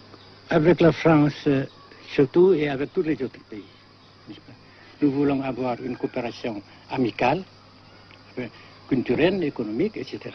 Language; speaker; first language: French; non-native, fluent; Vietnamese